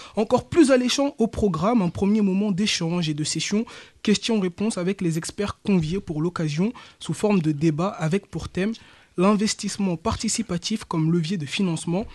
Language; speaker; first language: French; early bilingual, other home language; Bambara